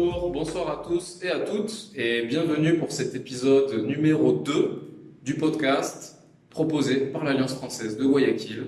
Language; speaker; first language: French; native; French